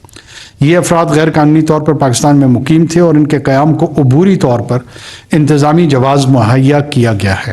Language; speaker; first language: Urdu; non-native, local second language; Pashto